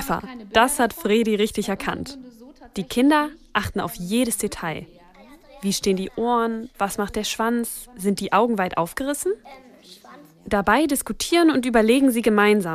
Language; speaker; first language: German; native; German